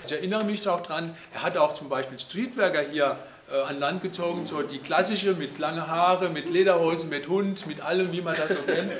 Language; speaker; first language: German; native; German